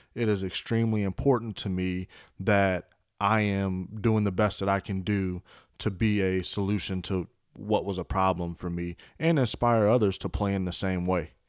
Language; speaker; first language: English; native; English